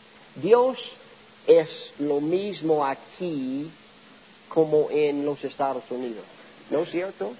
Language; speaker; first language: Spanish; non-native, learner; English